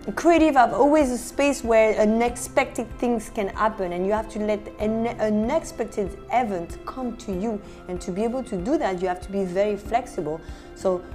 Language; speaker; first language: English; non-native, fluent; French